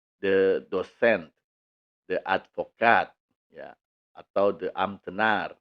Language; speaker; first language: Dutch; non-native, fluent; Indonesian